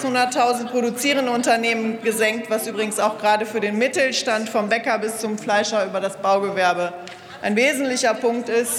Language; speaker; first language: German; native; German